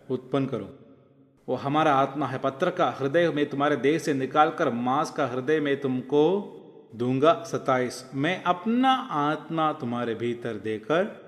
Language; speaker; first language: Hindi; non-native, local second language; Malayalam